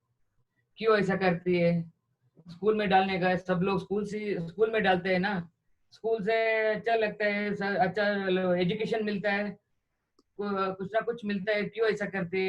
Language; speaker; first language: Hindi; non-native, local second language; Kannada